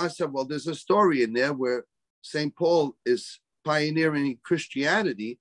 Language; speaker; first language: English; native; English